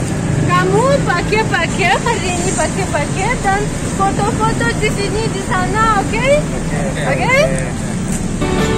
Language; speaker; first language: Indonesian; non-native, learner; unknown